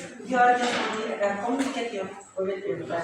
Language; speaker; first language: English; non-native, learner; Indonesian